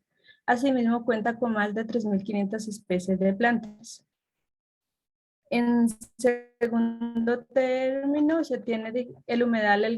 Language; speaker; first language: Spanish; native; Spanish